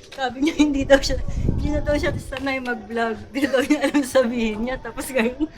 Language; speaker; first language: Filipino; native; Filipino